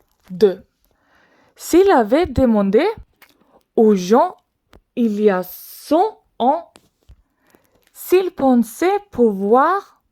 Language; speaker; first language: French; non-native, learner; Swedish